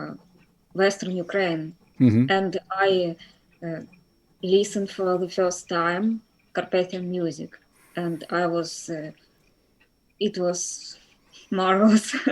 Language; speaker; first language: English; non-native, fluent; Russian